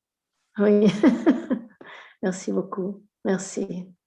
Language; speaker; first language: French; native; French